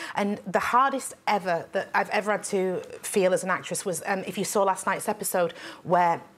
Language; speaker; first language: English; native; English